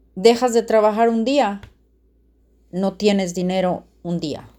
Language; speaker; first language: Spanish; native; Spanish